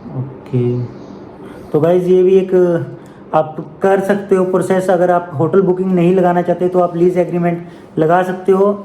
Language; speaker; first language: Hindi; native; Hindi